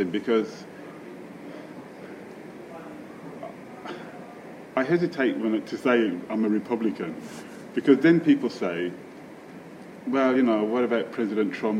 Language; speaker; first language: English; native; English